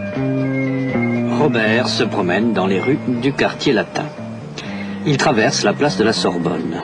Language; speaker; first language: French; native; French